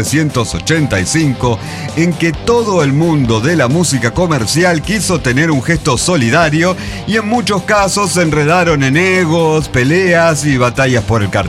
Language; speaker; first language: Spanish; native; Spanish